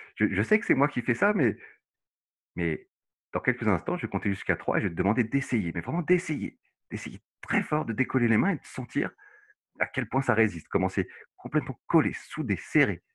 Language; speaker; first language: French; native; French